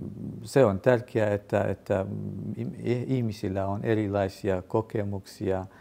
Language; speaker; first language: Finnish; non-native, fluent; Kurdish